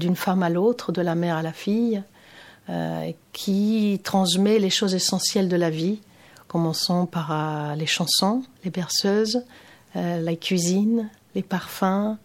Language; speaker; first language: French; non-native, fluent; Greek